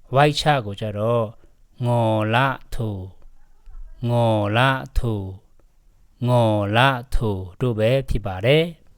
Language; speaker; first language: Burmese; non-native, local second language; Pa'o Karen